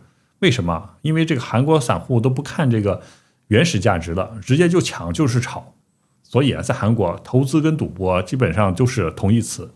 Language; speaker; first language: Chinese; native; Chinese